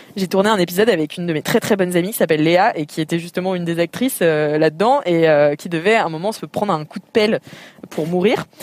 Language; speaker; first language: French; native; French